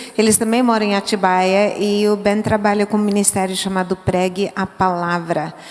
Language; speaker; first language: Portuguese; early bilingual, other home language; English